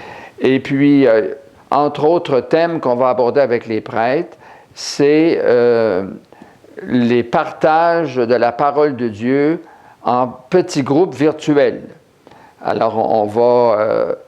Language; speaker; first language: French; native; French